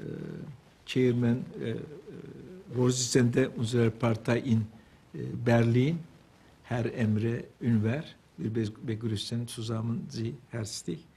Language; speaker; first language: German; non-native, fluent; Turkish